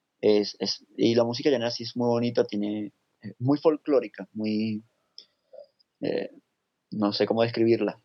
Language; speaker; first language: Spanish; native; Spanish